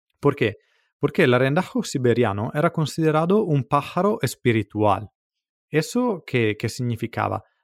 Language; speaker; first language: Spanish; non-native, fluent; Italian